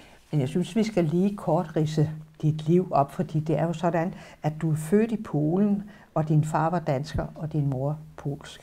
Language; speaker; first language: Danish; native; Danish